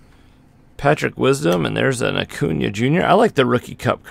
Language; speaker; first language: English; native; English